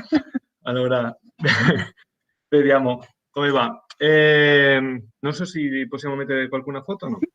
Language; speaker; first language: Italian; non-native, fluent; Spanish